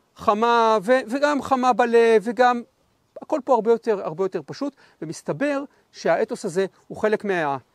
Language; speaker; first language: Hebrew; native; Hebrew